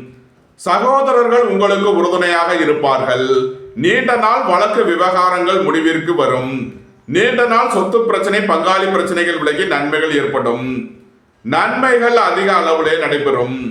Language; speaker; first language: Tamil; native; Tamil